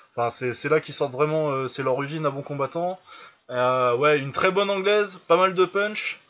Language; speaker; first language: French; native; French